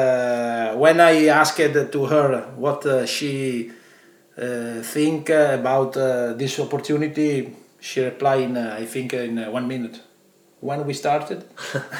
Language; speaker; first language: English; non-native, learner; Italian